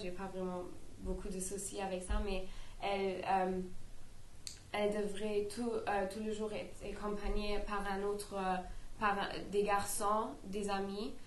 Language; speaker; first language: French; non-native, learner; English